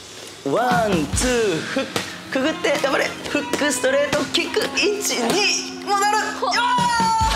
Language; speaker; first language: Japanese; native; Japanese